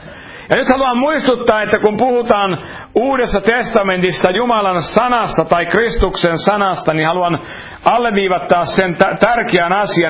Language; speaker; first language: Finnish; native; Finnish